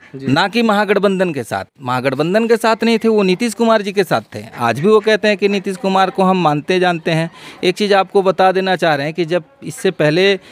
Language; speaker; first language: Hindi; native; Hindi